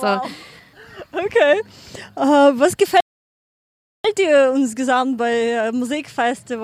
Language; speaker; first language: German; non-native, learner; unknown